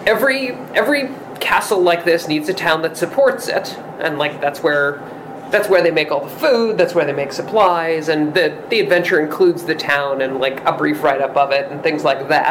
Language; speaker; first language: English; native; English